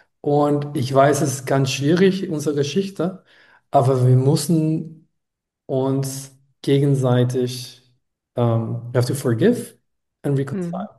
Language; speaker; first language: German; non-native, fluent; Spanish